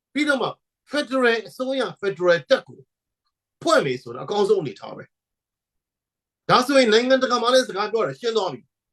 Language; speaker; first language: Burmese; non-native, local second language; Hakha Chin